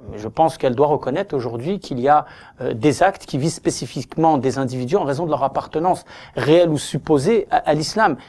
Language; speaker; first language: French; native; French